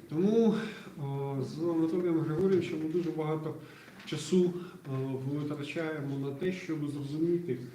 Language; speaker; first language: Ukrainian; non-native, local second language; Russian